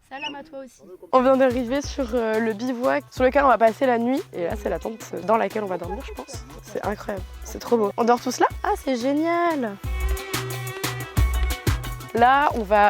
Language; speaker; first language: French; native; French